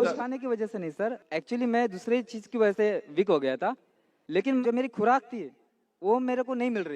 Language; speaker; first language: Hindi; non-native, local second language; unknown